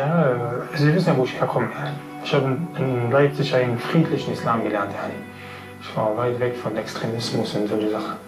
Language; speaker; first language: German; early bilingual, other home language; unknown